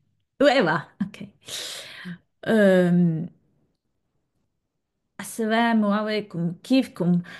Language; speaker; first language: Arabic; non-native, learner; Serbian